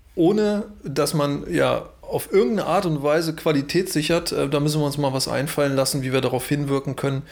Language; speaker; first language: German; native; German